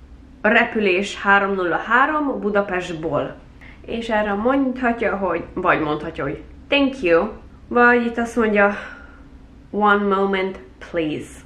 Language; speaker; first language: Hungarian; early bilingual, heritage; Hungarian